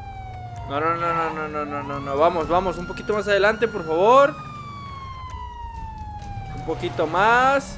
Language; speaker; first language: Spanish; native; Spanish